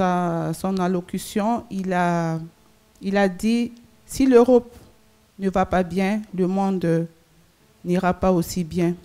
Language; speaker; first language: French; non-native, local second language; Sango